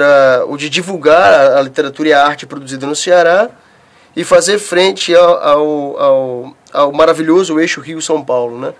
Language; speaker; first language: Portuguese; native; Portuguese